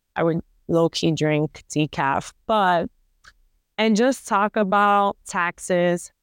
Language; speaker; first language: English; early bilingual, other home language; Spanish